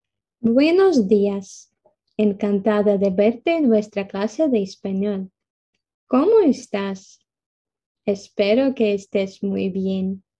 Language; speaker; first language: Spanish; non-native, fluent; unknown